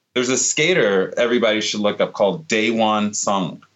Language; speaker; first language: English; native; English